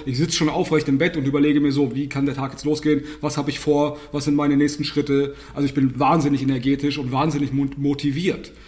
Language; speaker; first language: German; native; German